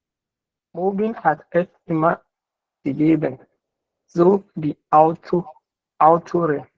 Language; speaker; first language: German; non-native, learner; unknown